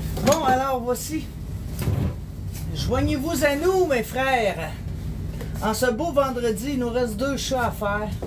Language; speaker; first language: French; native; French